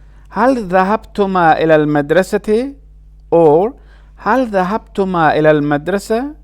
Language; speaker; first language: Arabic; non-native, learner; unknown